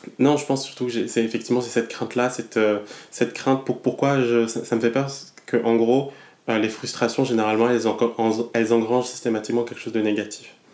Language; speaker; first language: French; non-native, local second language; Malagasy